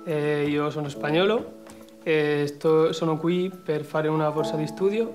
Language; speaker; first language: Italian; non-native, learner; Spanish